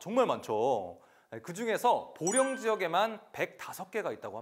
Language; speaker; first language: Korean; native; Korean